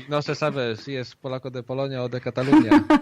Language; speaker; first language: Spanish; non-native, fluent; Polish